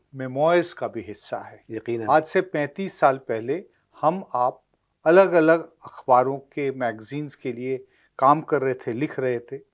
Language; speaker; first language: Hindi; native; Hindi